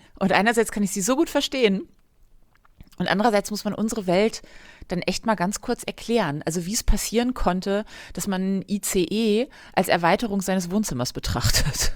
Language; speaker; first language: German; native; German